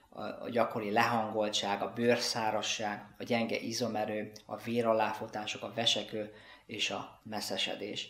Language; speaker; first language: Hungarian; native; Hungarian